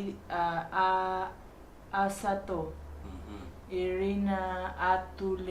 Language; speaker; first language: Igbo; non-native, learner; Filipino